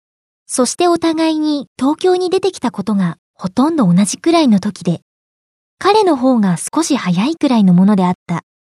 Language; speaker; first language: Japanese; native; Japanese